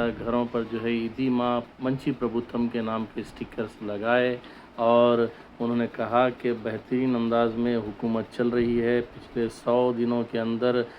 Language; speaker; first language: Urdu; native; Urdu